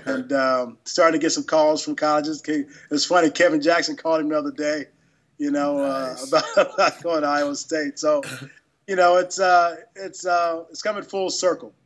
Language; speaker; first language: English; native; English